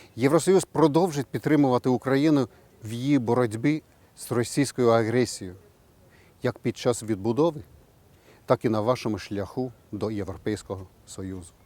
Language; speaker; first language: Ukrainian; non-native, fluent; Estonian